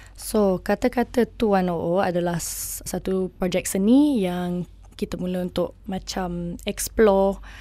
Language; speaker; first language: Malay; non-native, local second language; English